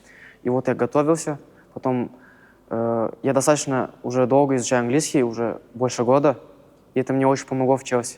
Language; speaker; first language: Russian; native; Russian